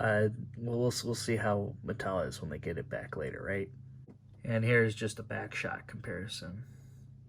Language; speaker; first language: English; native; English